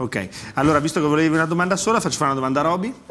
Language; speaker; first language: Italian; native; Italian